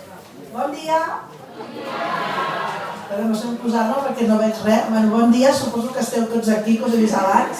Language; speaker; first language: Catalan; native; Catalan